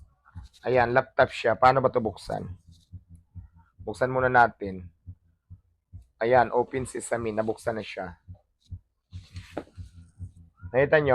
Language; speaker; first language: Filipino; non-native, local second language; Hiligaynon